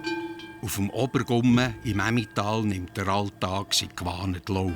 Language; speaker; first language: German; native; German